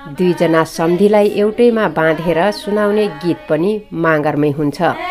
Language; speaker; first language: Nepali; non-native, local second language; Dangaura Tharu